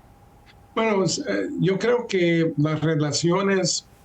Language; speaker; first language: Spanish; early bilingual, heritage; Spanish